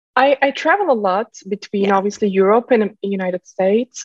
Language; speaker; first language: English; non-native, fluent; Turkish